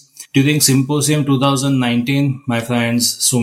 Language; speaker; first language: English; non-native, local second language; Gujarati